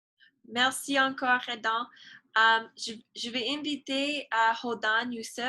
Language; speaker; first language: French; non-native, learner; English